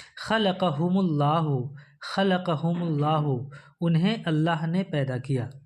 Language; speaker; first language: Urdu; native; Urdu